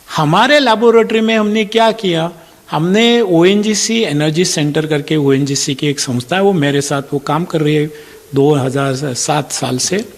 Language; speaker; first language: Hindi; non-native, local second language; Marathi